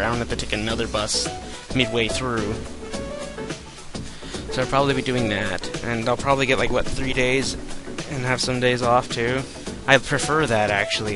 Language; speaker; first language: English; native; English